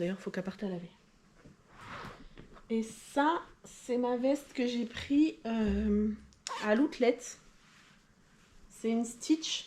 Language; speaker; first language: French; native; French